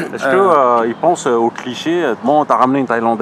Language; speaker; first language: French; native; French